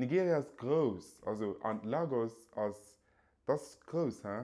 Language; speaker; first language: German; early bilingual, other home language; Yoruba